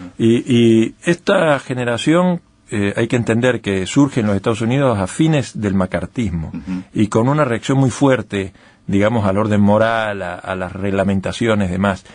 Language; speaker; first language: Spanish; native; Spanish